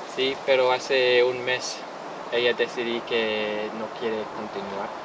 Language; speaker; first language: Spanish; non-native, learner; English